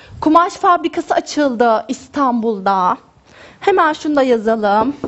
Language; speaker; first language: Turkish; native; Turkish